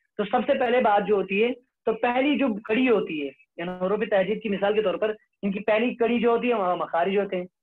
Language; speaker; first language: Urdu; non-native, local second language; Kashmiri